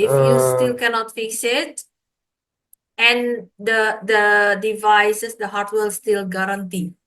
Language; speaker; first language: English; non-native, fluent; Indonesian